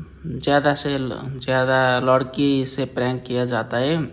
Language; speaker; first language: Hindi; non-native, learner; Nepali